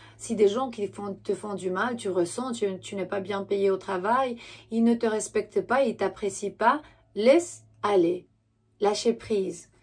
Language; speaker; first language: French; non-native, fluent; Romanian